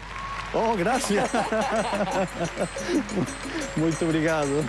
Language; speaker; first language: Portuguese; non-native, learner; Spanish